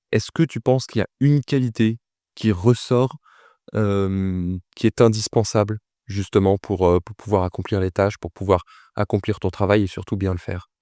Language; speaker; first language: French; native; French